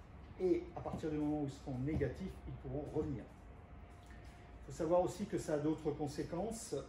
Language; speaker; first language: French; native; French